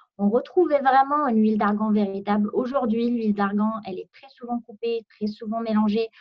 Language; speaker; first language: French; non-native, local second language; Arabic